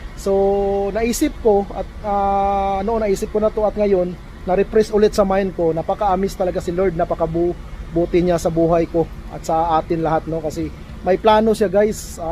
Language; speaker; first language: Filipino; non-native, local second language; Cebuano